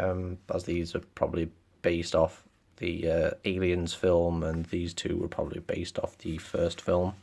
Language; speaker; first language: English; native; English